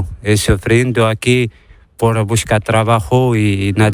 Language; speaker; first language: Spanish; non-native, learner; Arabic